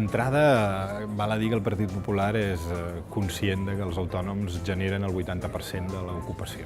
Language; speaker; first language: Catalan; native; Catalan